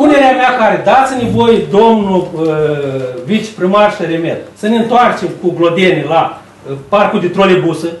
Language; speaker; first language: Romanian; native; Romanian